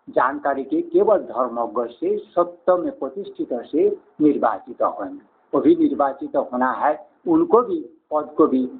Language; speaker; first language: Hindi; native; Hindi